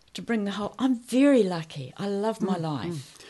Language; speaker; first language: English; native; English